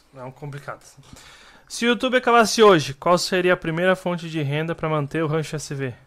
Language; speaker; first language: Portuguese; native; Portuguese